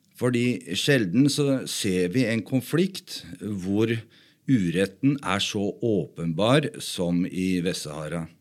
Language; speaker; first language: Norwegian; native; Norwegian